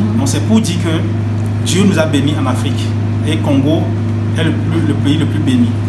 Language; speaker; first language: French; non-native, local second language; Ewe